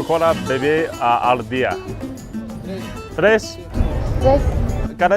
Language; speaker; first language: Spanish; non-native, learner; English